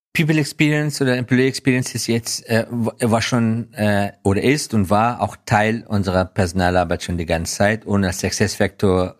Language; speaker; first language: German; non-native, fluent; Persian